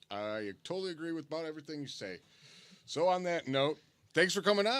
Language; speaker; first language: English; native; English